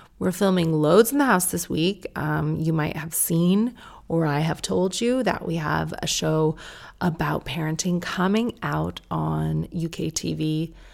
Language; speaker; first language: English; native; English